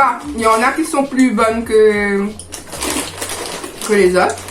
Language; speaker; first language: French; native; French